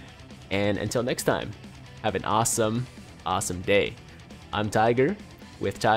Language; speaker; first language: English; native; English